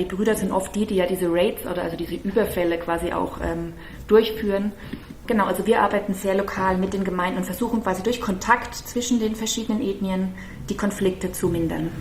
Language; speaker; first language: German; native; German